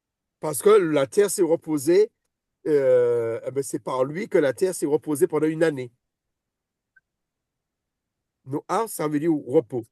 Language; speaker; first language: French; native; French